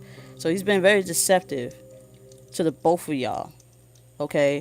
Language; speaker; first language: English; native; English